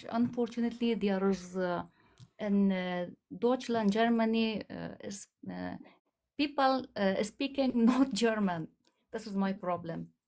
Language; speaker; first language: English; non-native, learner; Persian